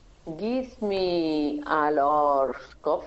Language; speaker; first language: English; non-native, learner; Spanish